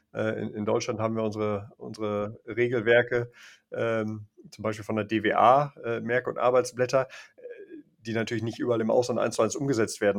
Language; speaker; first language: German; native; German